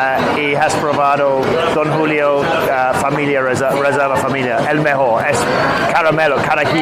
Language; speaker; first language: Spanish; non-native, learner; English